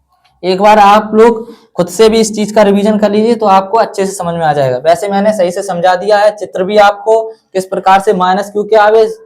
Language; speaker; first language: Hindi; native; Hindi